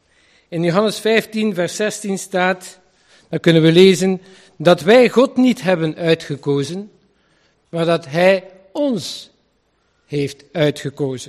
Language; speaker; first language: Dutch; native; Dutch